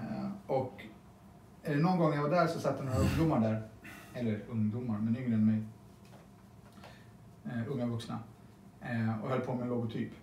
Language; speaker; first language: Swedish; native; Swedish